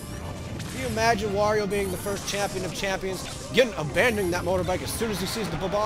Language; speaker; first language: English; native; English